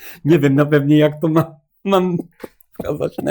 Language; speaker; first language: Polish; non-native, learner; English